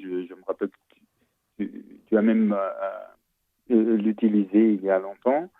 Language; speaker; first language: French; non-native, fluent; Portuguese